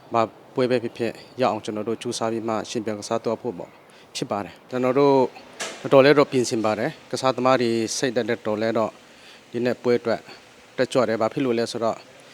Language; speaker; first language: Burmese; native; Burmese